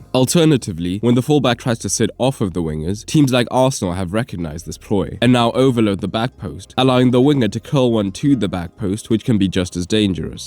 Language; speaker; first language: English; native; English